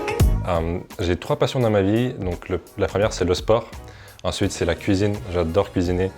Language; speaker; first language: French; non-native, fluent; Ukrainian